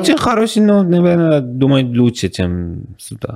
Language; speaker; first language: Russian; non-native, learner; Persian